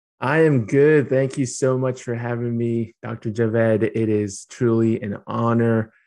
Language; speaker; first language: English; early bilingual, other home language; Burmese